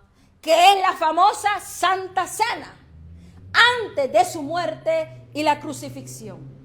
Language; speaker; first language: Spanish; native; Spanish